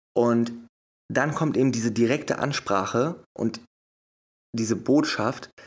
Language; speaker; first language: German; native; German